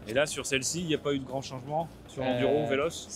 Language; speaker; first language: French; native; French